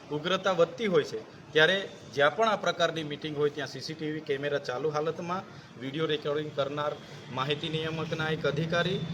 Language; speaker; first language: Gujarati; non-native, local second language; Vasavi